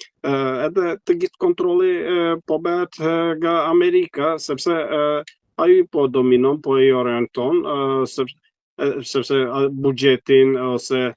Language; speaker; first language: Albanian; non-native, fluent; Turkish